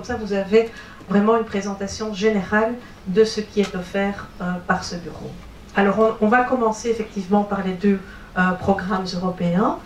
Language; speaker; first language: French; native; French